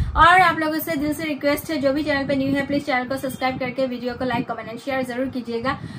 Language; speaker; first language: Hindi; non-native, local second language; Bangla